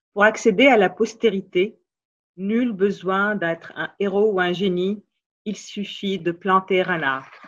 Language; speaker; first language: French; non-native, local second language; Arabic